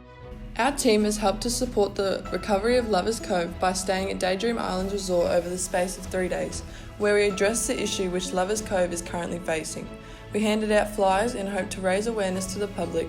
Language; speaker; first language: English; native; English